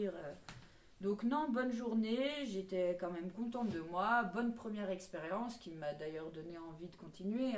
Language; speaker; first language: French; native; French